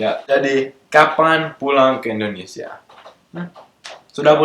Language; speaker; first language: Indonesian; non-native, local second language; English